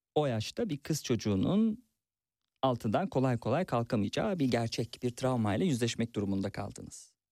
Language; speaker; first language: Turkish; native; Turkish